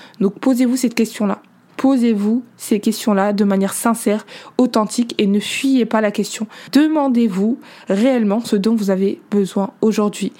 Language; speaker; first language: French; native; French